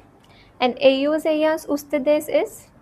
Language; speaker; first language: Spanish; non-native, fluent; Hindi